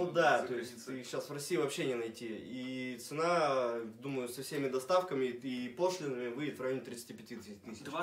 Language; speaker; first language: Russian; native; Russian